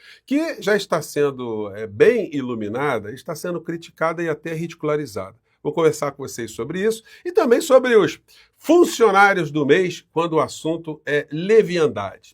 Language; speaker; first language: Portuguese; native; Portuguese